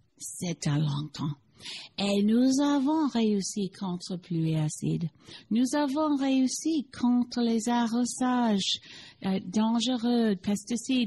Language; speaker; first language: French; non-native, learner; English